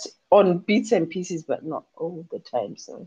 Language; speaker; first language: English; non-native, local second language; Shona